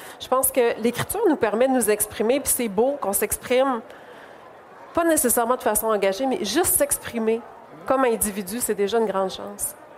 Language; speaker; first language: French; native; French